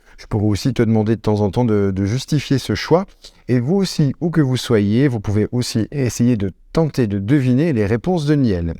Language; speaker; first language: French; native; French